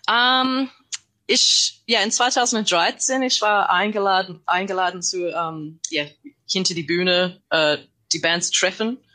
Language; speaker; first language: German; non-native, learner; English